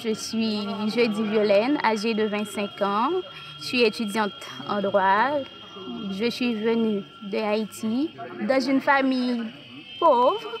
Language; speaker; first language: French; non-native, local second language; Haitian Creole